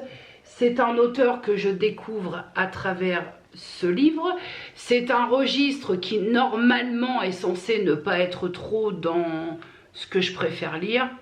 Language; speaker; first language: French; native; French